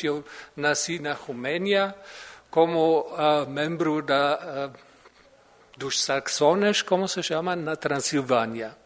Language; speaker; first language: Portuguese; non-native, fluent; German